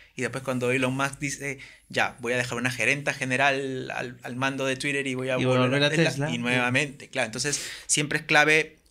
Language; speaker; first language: Spanish; native; Spanish